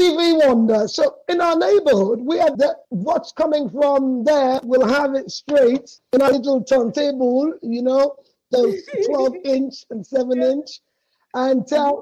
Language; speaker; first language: English; non-native, local second language; Krio